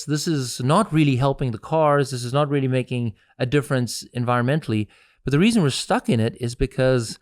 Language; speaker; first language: English; native; English